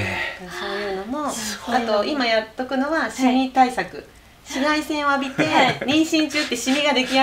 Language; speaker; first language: Japanese; native; Japanese